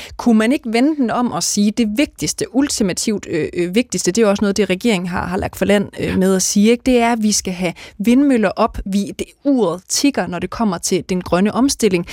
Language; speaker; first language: Danish; native; Danish